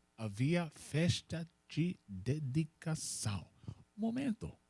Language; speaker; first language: Portuguese; non-native, learner; Spanish